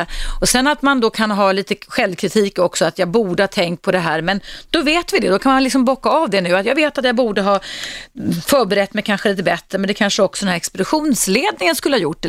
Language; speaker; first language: Swedish; native; Swedish